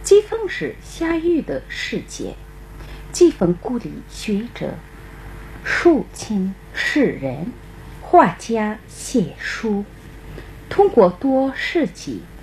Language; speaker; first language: Chinese; non-native, fluent; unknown